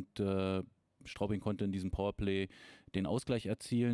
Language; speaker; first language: German; native; German